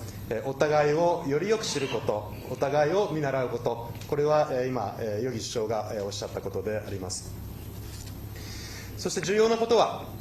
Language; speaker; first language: Japanese; native; Japanese